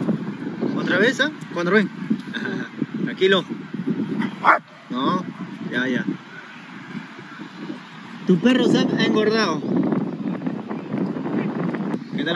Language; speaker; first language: Spanish; native; Spanish